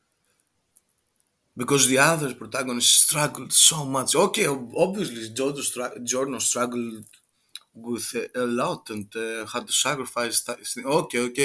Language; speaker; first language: English; non-native, fluent; Greek